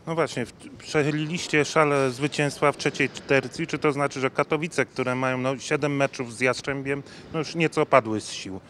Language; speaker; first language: Polish; native; Polish